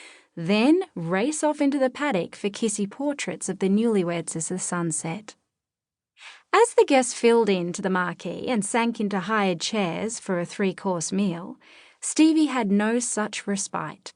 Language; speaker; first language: English; native; English